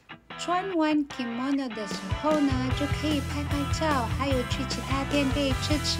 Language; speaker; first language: Chinese; non-native, learner; Filipino